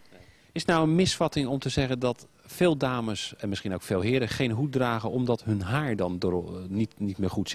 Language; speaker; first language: Dutch; native; Dutch